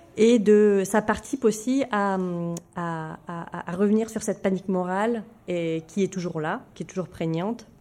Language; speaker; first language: French; native; French